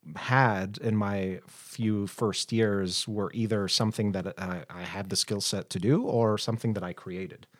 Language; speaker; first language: English; non-native, fluent; Arabic